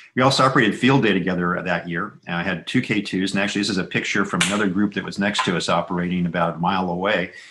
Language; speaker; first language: English; native; English